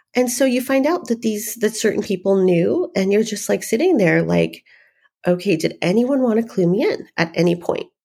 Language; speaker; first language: English; native; English